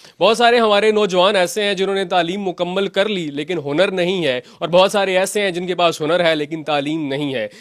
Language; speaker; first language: Urdu; non-native, local second language; Punjabi